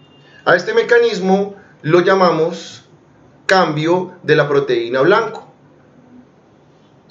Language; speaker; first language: Spanish; native; Spanish